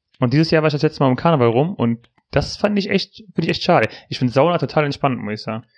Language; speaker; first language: German; native; German